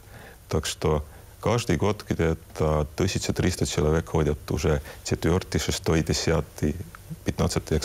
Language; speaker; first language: Russian; non-native, local second language; Estonian